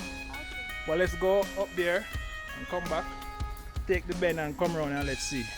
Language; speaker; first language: English; native; English